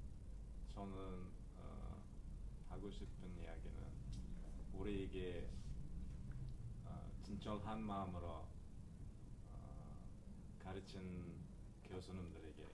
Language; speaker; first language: Korean; non-native, learner; Uzbek